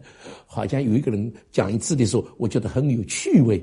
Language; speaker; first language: Chinese; native; Chinese